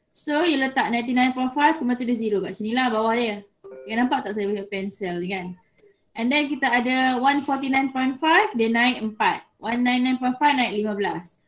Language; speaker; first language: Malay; native; Malay